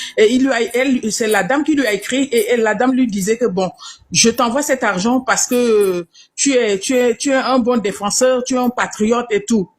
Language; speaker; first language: French; non-native, local second language; Wolof